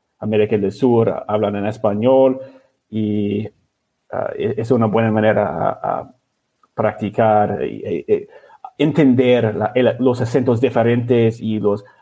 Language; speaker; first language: Spanish; non-native, learner; English